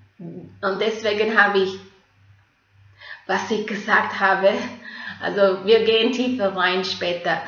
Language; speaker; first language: German; non-native, fluent; English